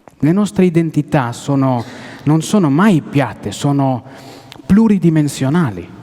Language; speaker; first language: Italian; non-native, fluent; Hebrew